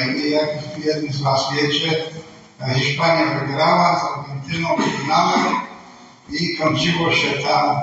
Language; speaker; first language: Polish; non-native, fluent; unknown